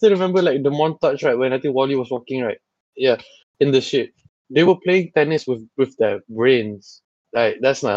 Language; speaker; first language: English; non-native, local second language; Malay